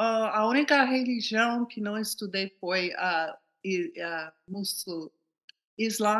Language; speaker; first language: Portuguese; non-native, fluent; English